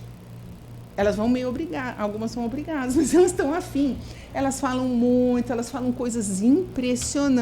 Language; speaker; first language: Portuguese; native; Portuguese